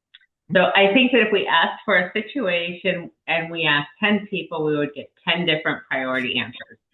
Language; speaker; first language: English; native; English